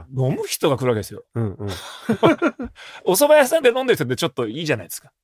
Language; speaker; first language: Japanese; native; Japanese